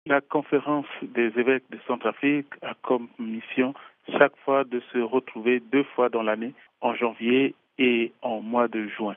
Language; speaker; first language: French; non-native, local second language; Sango